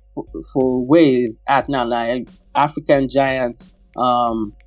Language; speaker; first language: English; non-native, local second language; Yoruba